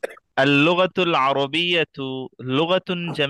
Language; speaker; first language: Arabic; non-native, learner; Bangla